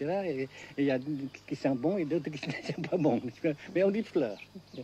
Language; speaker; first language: French; non-native, fluent; Vietnamese